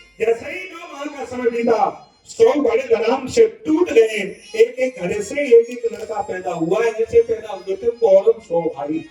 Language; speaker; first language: Hindi; native; Hindi